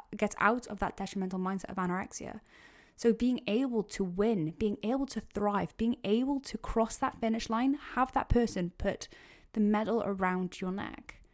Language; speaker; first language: English; native; English